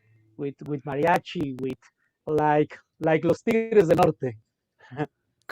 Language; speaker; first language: English; non-native, local second language; Spanish